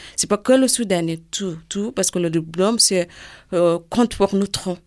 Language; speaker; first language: French; non-native, learner; Arabic